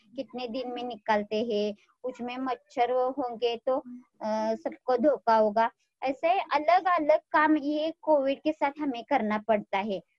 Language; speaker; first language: Hindi; non-native, local second language; Marathi